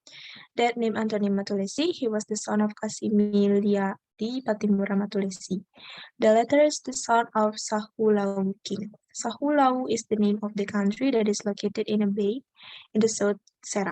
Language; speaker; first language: English; non-native, learner; Indonesian